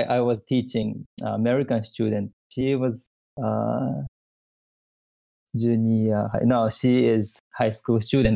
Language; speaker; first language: English; non-native, fluent; Japanese